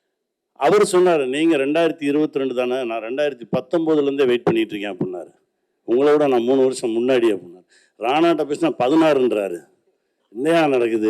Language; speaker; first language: Tamil; native; Tamil